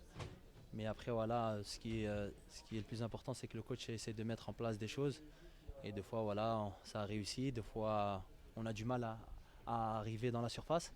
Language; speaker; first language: French; native; French